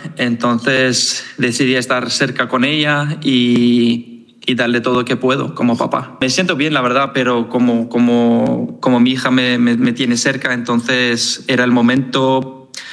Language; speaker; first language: Spanish; non-native, fluent; Danish